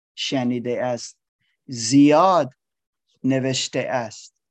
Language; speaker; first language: Persian; non-native, learner; English